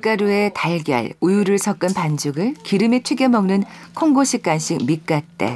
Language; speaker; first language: Korean; native; Korean